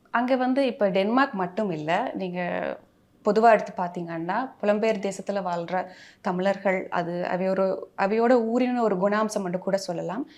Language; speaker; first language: Tamil; early bilingual, heritage; Tamil